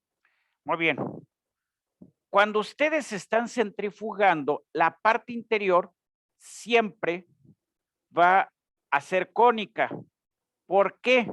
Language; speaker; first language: Spanish; native; Spanish